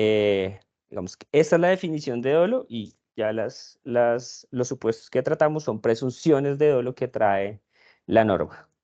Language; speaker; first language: Spanish; native; Spanish